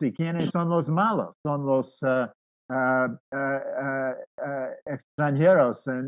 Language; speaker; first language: Spanish; non-native, fluent; English